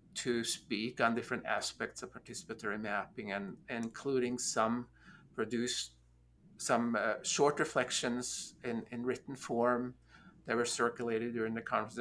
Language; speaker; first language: English; non-native, fluent; Norwegian